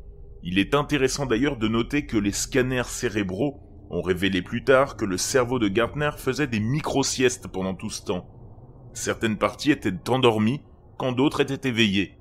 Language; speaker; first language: French; native; French